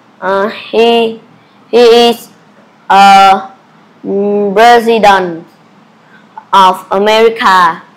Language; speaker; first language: English; non-native, learner; Vietnamese